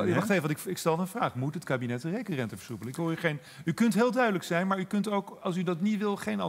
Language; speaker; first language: Dutch; native; Dutch